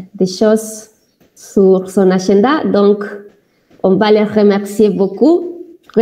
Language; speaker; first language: French; non-native, fluent; Spanish